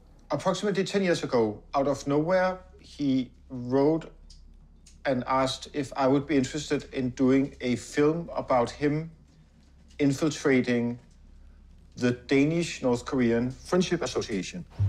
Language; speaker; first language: English; non-native, fluent; Danish